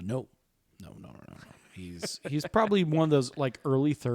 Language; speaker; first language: English; native; English